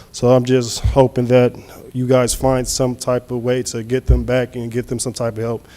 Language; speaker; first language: English; native; English